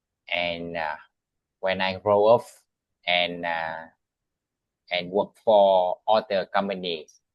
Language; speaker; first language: English; non-native, learner; Vietnamese